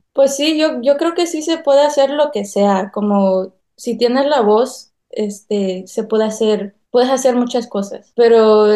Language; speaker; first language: Spanish; early bilingual, heritage; Spanish